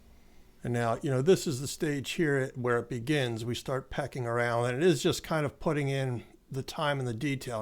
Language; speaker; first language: English; native; English